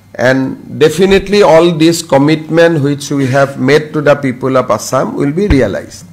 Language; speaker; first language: English; non-native, local second language; Assamese